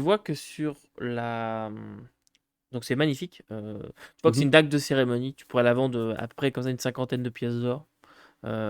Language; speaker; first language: French; native; French